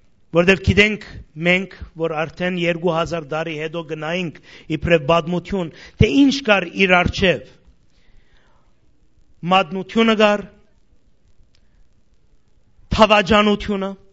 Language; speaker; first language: Armenian; early bilingual, heritage; Armenian